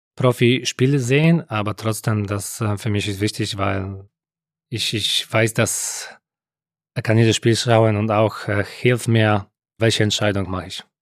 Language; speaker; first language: German; non-native, learner; Polish